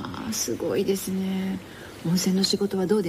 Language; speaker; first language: Japanese; native; Japanese